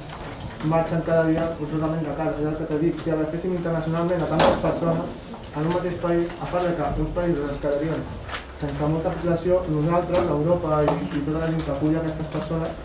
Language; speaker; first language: Catalan; native; Catalan